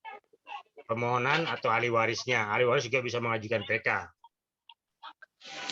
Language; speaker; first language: Indonesian; native; Indonesian